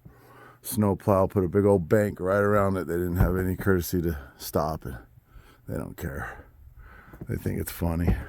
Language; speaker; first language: English; native; English